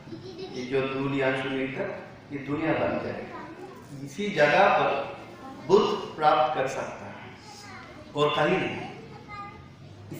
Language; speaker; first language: Hindi; non-native, learner; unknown